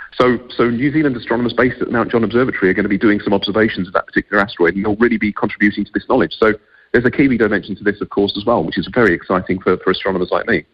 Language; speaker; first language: English; native; English